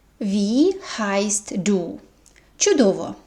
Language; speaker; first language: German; non-native, fluent; Ukrainian